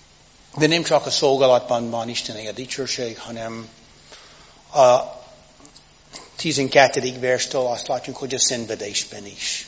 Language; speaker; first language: Hungarian; non-native, fluent; English